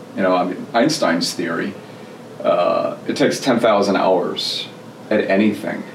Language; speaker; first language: English; early bilingual, other home language; German